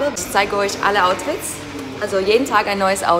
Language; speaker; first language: German; non-native, fluent; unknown